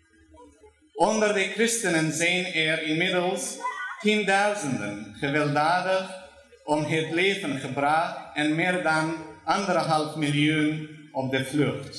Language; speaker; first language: Dutch; non-native, fluent; Turoyo